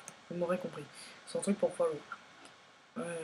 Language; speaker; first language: French; native; French